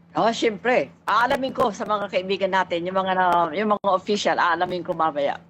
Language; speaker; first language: Filipino; non-native, local second language; Pangasinan